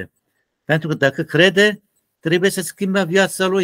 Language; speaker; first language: Romanian; non-native, learner; Turkish